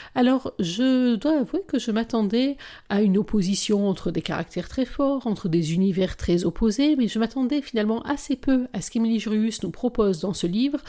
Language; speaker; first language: French; native; French